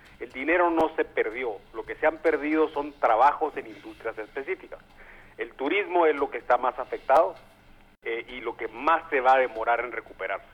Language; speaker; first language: Spanish; native; Spanish